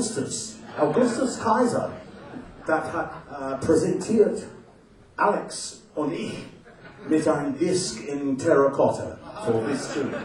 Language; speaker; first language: German; non-native, learner; English